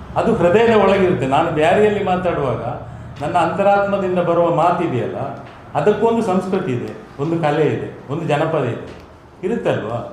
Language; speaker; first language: Kannada; non-native, local second language; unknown